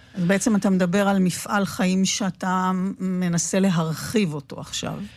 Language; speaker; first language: Hebrew; native; Hebrew